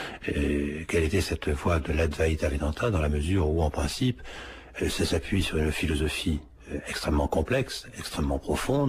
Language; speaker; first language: French; native; French